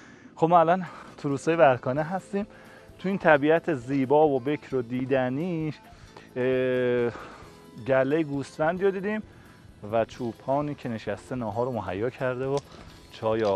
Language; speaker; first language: Persian; native; Persian